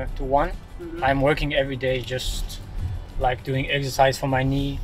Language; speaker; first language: English; non-native, learner; French